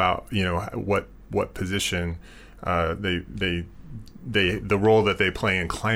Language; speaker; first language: English; native; English